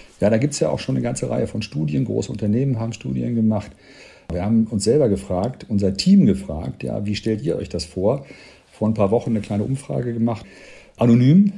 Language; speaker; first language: German; native; German